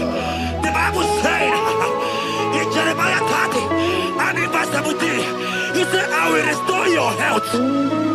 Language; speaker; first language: English; non-native, local second language; Igbo